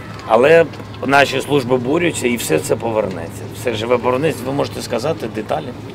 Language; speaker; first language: Ukrainian; non-native, local second language; Russian